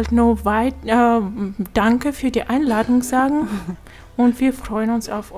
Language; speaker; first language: German; non-native, fluent; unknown